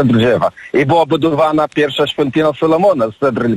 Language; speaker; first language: Polish; non-native, learner; Arabic